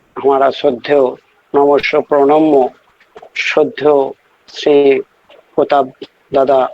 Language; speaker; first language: Hindi; non-native, local second language; Bangla